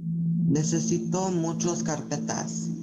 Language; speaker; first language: Spanish; non-native, learner; English